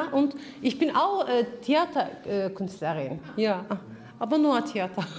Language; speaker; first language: German; non-native, learner; Turkish